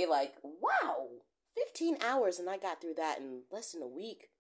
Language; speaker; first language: English; native; English